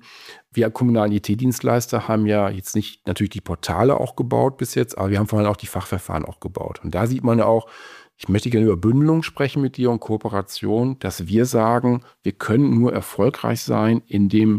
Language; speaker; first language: German; native; German